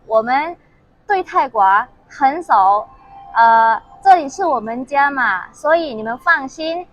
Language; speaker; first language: Chinese; non-native, fluent; Thai